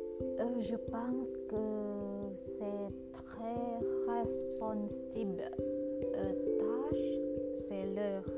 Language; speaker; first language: French; non-native, learner; Indonesian